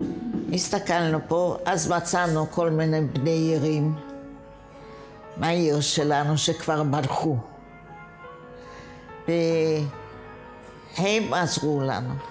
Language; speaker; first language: Hebrew; non-native, fluent; Yiddish